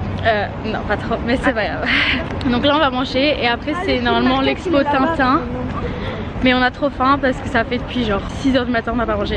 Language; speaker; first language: French; native; French